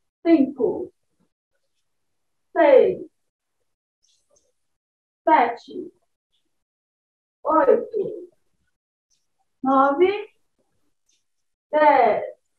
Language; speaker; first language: Portuguese; native; Portuguese